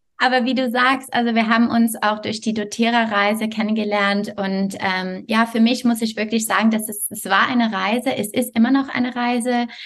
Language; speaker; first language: German; non-native, fluent; French